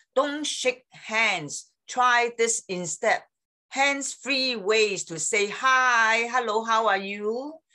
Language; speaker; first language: English; non-native, fluent; Chinese